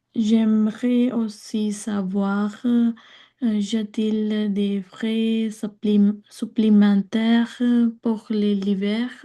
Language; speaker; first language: French; non-native, learner; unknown